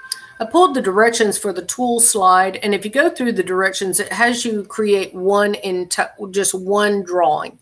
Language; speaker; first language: English; native; English